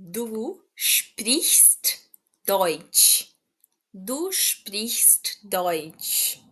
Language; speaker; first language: German; non-native, fluent; Portuguese